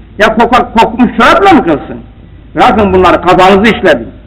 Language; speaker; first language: Turkish; native; Turkish